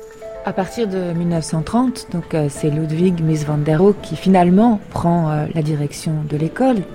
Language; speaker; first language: French; native; French